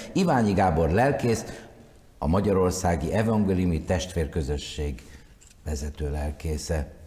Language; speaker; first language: Hungarian; native; Hungarian